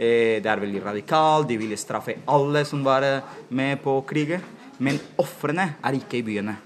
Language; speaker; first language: Norwegian; non-native, fluent; Spanish